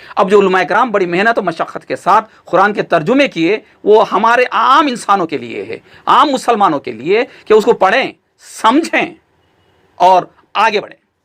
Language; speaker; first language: Urdu; native; Urdu